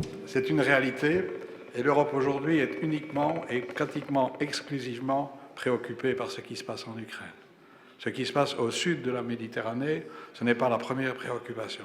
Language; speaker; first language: French; native; French